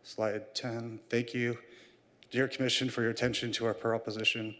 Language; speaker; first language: English; native; English